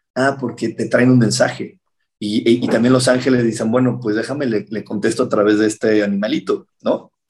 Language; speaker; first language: Spanish; native; Spanish